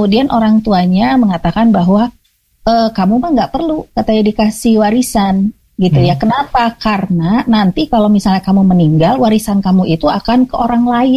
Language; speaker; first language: Indonesian; native; Indonesian